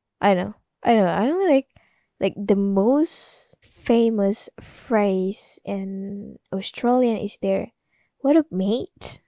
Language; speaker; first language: English; non-native, learner; Indonesian